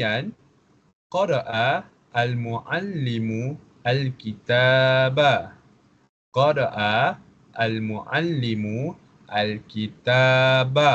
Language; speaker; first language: Arabic; non-native, fluent; Malay